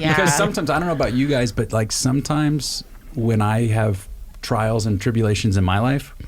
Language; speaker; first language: English; native; English